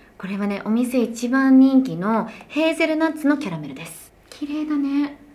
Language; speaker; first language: Japanese; native; Japanese